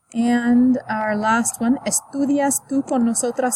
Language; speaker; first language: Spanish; non-native, fluent; English